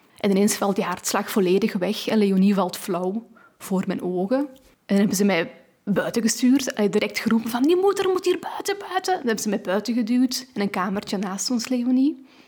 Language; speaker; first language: Dutch; native; Dutch